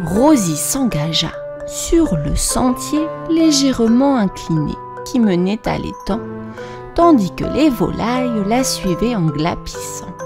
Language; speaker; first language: French; native; French